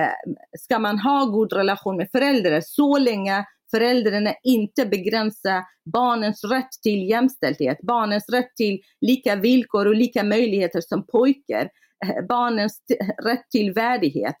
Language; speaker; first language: Swedish; non-native, fluent; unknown